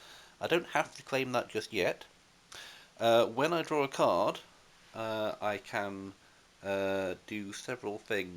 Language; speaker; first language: English; native; English